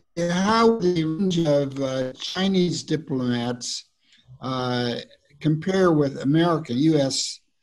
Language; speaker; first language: English; native; English